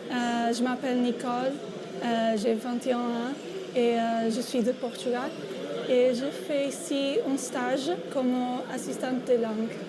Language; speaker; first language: French; non-native, learner; Portuguese